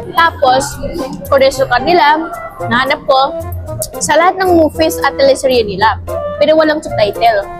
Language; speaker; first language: Filipino; non-native, fluent; Indonesian